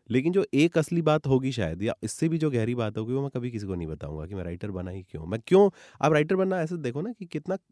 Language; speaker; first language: Hindi; native; Hindi